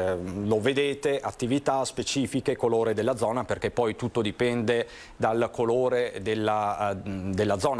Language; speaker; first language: Italian; native; Italian